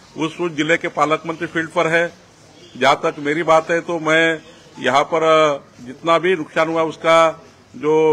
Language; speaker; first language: Hindi; non-native, local second language; Marathi